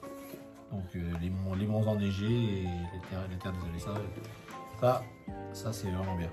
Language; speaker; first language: French; native; French